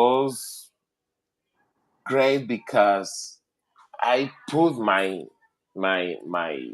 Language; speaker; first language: English; non-native, learner; Spanish